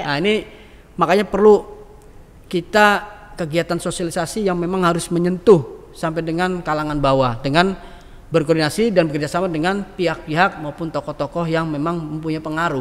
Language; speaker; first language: Indonesian; native; Indonesian